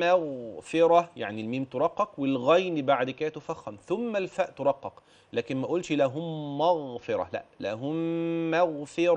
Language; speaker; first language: Arabic; native; Arabic